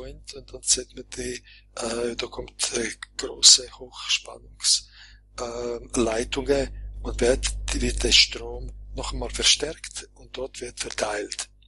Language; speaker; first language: German; non-native, fluent; Croatian